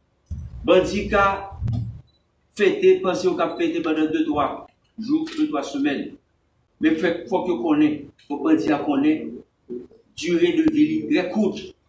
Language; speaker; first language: French; non-native, local second language; Haitian Creole